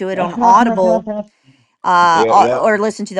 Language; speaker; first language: English; native; English